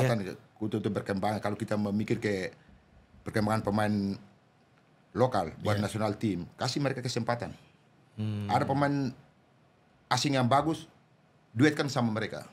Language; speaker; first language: Indonesian; non-native, local second language; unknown